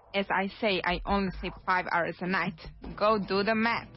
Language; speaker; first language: English; non-native, fluent; Serbian